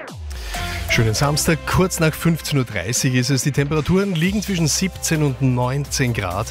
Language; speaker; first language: German; native; German